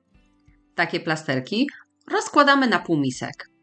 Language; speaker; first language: Polish; native; Polish